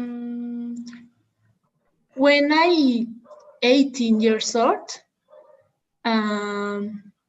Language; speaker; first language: English; non-native, learner; Spanish